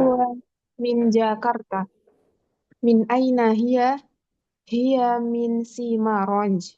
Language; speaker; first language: Arabic; non-native, learner; Indonesian